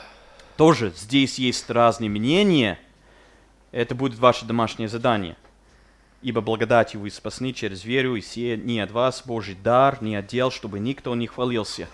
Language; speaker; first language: Russian; non-native, fluent; English